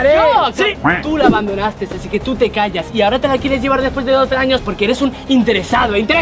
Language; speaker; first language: Spanish; native; Spanish